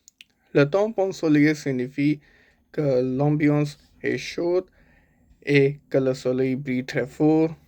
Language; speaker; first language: French; non-native, learner; Punjabi